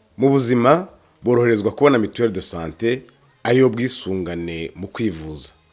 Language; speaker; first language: Kinyarwanda; native; Kinyarwanda